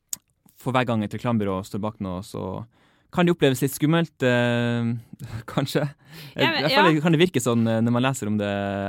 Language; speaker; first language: Norwegian; native; Norwegian